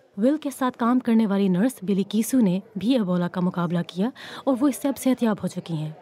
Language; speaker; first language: Urdu; native; Urdu